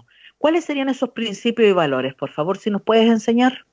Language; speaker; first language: Spanish; native; Spanish